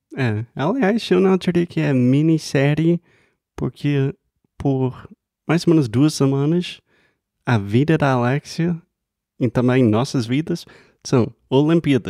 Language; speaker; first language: Portuguese; non-native, fluent; English